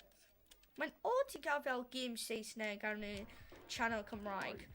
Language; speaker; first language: Welsh; non-native, local second language; English